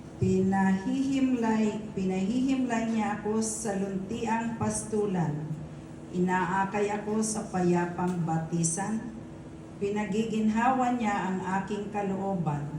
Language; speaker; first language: Filipino; non-native, local second language; Bikol